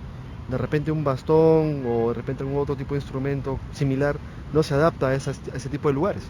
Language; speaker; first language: Spanish; native; Spanish